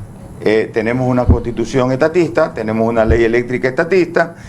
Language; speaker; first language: Spanish; native; Spanish